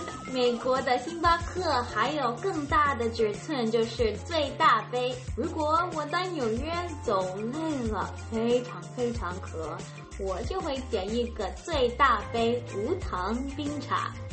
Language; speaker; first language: Chinese; native; Chinese